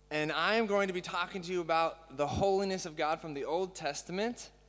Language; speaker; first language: English; native; English